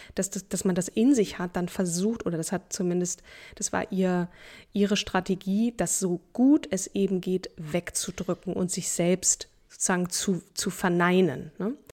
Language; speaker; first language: German; native; German